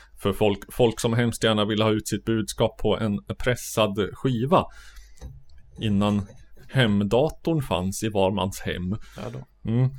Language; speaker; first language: Swedish; native; Swedish